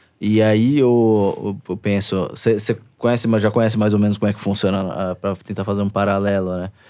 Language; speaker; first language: Portuguese; native; Portuguese